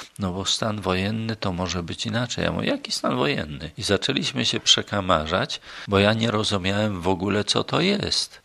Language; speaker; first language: Polish; native; Polish